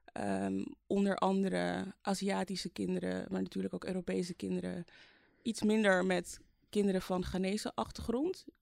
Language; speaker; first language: Dutch; early bilingual, other home language; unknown